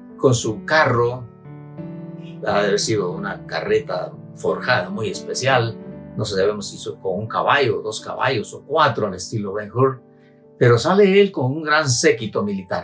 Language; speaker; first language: Spanish; native; Spanish